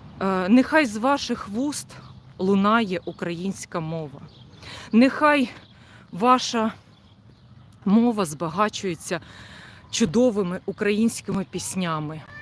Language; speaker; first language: Ukrainian; non-native, local second language; Russian